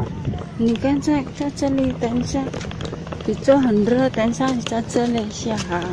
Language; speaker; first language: Chinese; non-native, learner; Indonesian